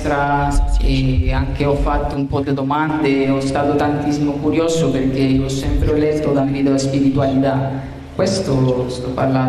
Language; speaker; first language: Italian; non-native, learner; Spanish